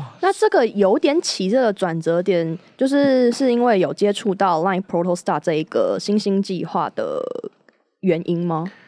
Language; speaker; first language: Chinese; native; Chinese